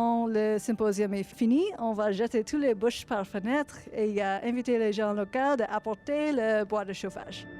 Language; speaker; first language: French; non-native, learner; English